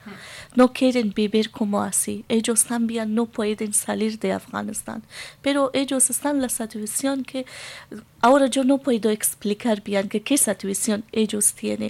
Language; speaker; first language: Spanish; non-native, learner; Persian